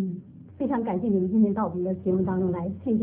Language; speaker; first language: Chinese; native; Chinese